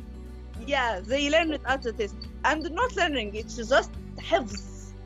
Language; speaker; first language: English; non-native, learner; Arabic